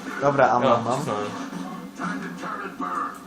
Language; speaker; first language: Polish; native; Polish